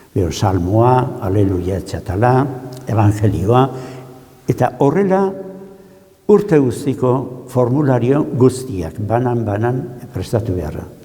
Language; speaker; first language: Basque; native; Basque